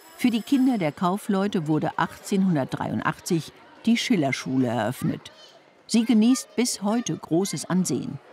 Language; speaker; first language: German; native; German